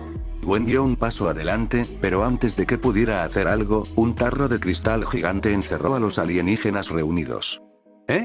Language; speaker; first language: Spanish; native; Spanish